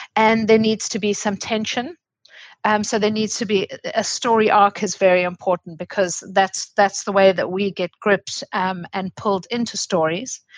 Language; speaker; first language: English; native; English